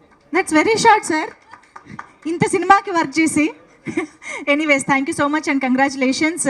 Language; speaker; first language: Telugu; native; Telugu